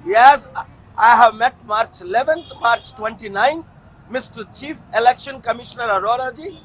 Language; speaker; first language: English; non-native, local second language; Telugu